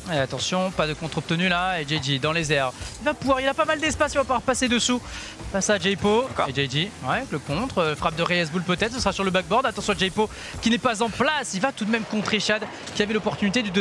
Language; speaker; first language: French; native; French